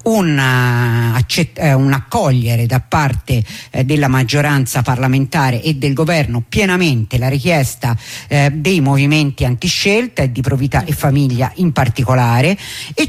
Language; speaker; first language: Italian; native; Italian